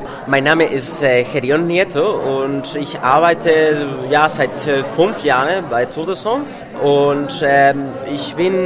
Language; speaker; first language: German; non-native, fluent; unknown